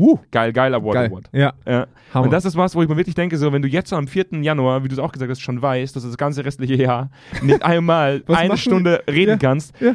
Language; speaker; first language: German; native; German